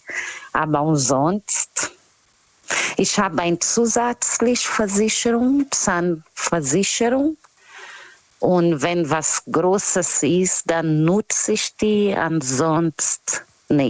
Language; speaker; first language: German; non-native, learner; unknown